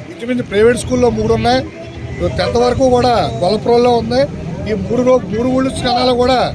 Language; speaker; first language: Telugu; native; Telugu